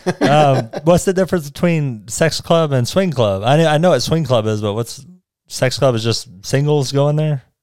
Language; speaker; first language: English; native; English